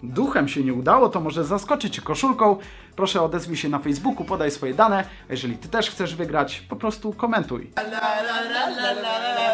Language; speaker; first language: Polish; native; Polish